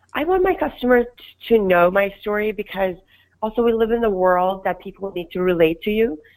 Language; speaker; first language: English; non-native, fluent; Persian